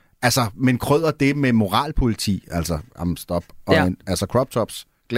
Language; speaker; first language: Danish; native; Danish